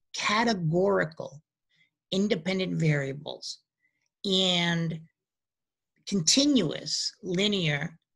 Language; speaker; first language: English; native; English